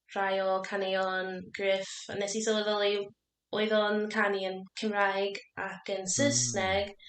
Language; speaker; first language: Welsh; non-native, learner; English